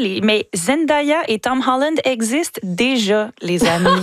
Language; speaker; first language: French; native; French